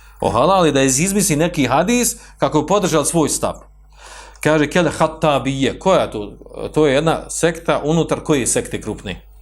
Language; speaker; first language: Bosnian; native; Bosnian